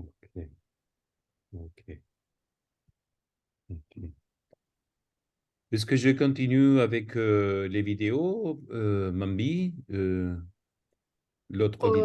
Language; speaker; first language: French; non-native, fluent; Spanish